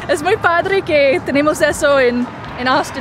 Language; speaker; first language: Spanish; non-native, fluent; English